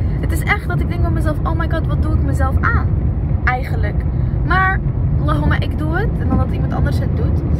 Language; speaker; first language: Dutch; early bilingual, other home language; Arabic